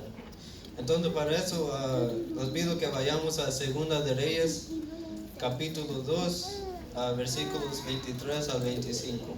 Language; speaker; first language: Spanish; early bilingual, heritage; Spanish